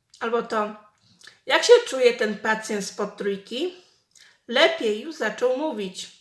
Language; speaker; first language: Polish; native; Polish